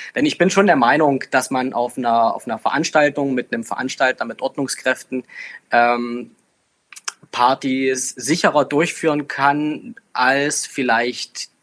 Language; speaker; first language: German; native; German